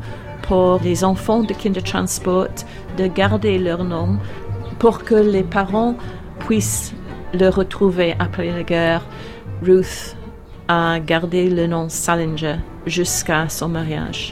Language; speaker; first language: French; non-native, learner; English